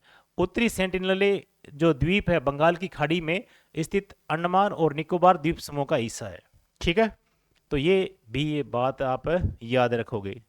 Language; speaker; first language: Hindi; native; Hindi